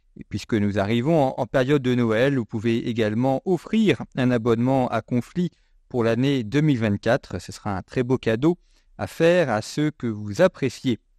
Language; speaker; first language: French; native; French